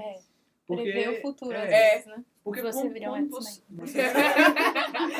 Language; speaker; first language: Portuguese; native; Portuguese